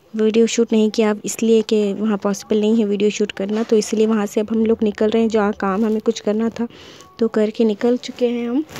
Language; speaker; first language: Hindi; non-native, local second language; Urdu